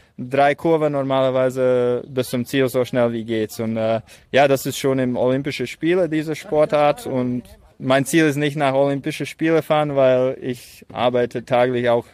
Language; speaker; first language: German; non-native, fluent; Latvian